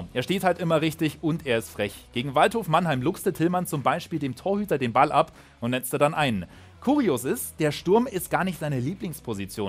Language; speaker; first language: German; native; German